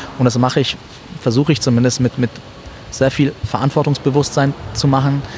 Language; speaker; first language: German; early bilingual, other home language; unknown